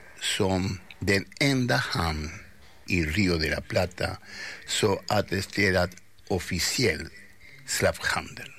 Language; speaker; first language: Swedish; non-native, fluent; Spanish